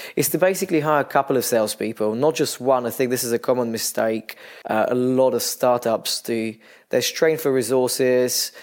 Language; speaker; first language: English; non-native, fluent; Bulgarian